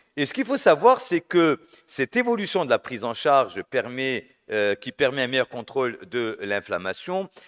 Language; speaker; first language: French; non-native, local second language; Arabic